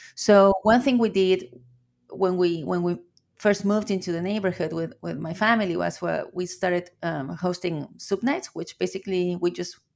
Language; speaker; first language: English; non-native, fluent; Spanish